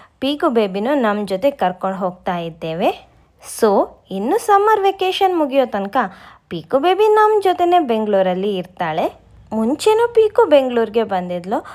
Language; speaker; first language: Kannada; non-native, local second language; Tulu